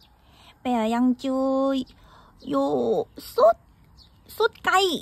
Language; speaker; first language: Vietnamese; non-native, fluent; Korean